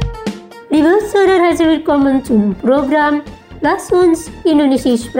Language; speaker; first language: German; non-native, learner; Indonesian